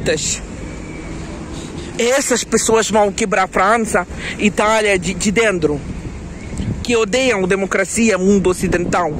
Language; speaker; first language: Portuguese; non-native, fluent; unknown